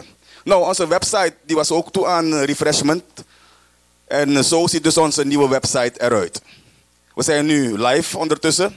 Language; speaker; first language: Dutch; native; Dutch